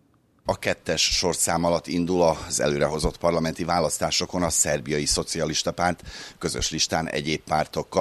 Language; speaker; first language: Hungarian; native; Hungarian